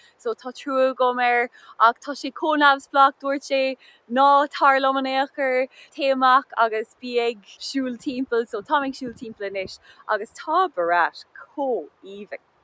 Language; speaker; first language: Irish; native; Irish